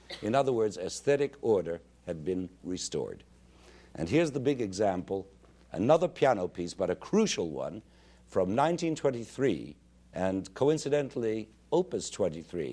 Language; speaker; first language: English; native; English